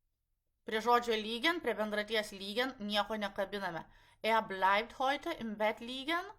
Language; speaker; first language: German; non-native, fluent; Lithuanian